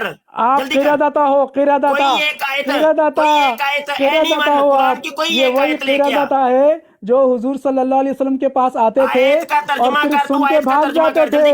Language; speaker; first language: Urdu; native; Urdu